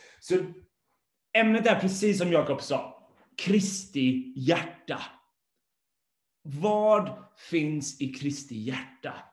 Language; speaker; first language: Swedish; non-native, fluent; English